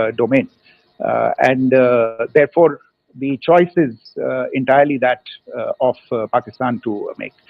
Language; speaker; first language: English; non-native, local second language; Hindi